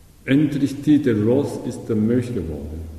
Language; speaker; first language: German; non-native, learner; Japanese